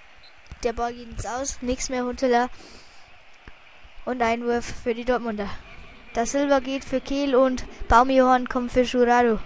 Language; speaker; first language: German; native; German